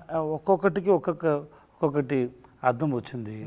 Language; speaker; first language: Telugu; non-native, learner; Tamil